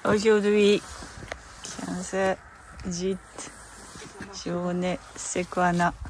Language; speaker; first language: French; non-native, learner; Japanese